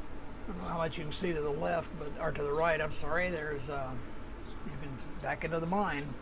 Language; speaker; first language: English; native; English